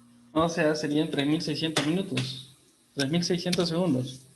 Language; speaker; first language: Spanish; native; Spanish